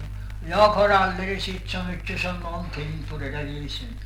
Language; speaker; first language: Swedish; native; Swedish